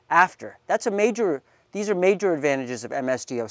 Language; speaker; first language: English; native; English